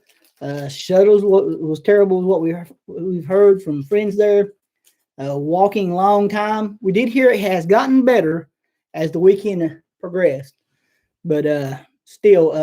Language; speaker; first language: English; native; English